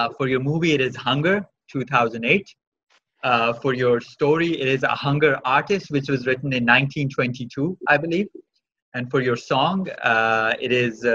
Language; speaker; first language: Urdu; native; Urdu